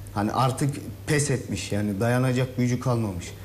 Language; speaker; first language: Turkish; native; Turkish